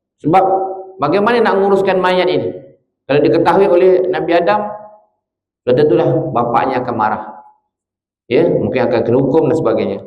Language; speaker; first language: Malay; native; Malay